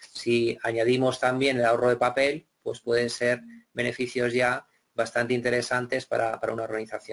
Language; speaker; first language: Spanish; native; Spanish